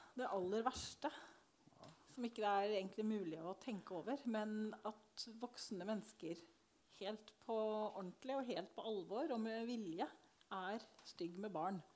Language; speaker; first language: Norwegian; native; Norwegian